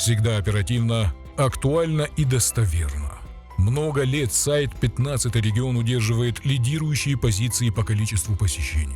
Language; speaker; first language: Russian; native; Russian